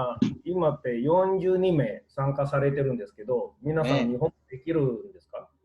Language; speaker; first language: Japanese; non-native, fluent; Indonesian